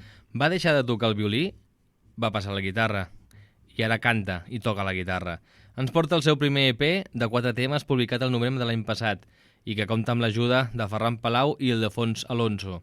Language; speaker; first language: Catalan; native; Catalan